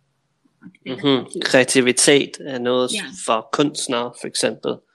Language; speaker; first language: Danish; non-native, fluent; English